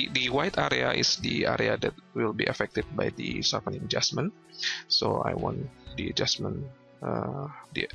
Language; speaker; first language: English; non-native, learner; Indonesian